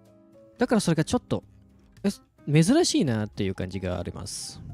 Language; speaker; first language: Japanese; non-native, fluent; Indonesian